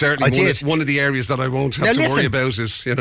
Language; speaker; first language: English; native; English